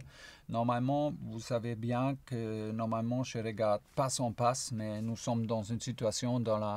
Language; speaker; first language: French; non-native, fluent; German